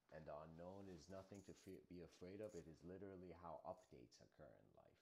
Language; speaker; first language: English; native; English